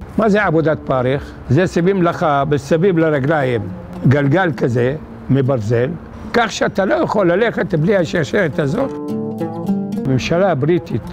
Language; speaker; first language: Hebrew; non-native, fluent; Arabic